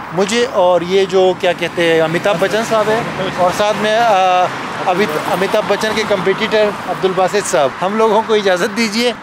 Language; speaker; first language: Urdu; native; Urdu